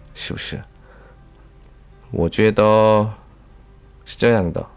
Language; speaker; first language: Chinese; non-native, learner; Korean